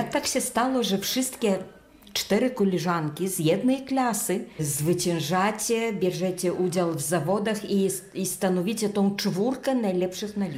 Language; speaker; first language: Polish; native; Polish